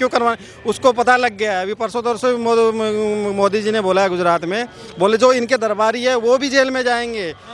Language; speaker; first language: Hindi; native; Hindi